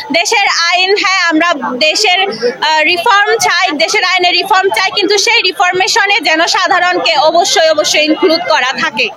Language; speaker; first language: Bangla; non-native, local second language; Chakma